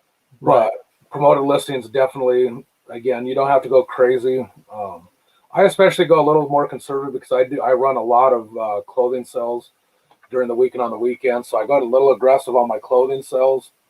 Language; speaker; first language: English; native; English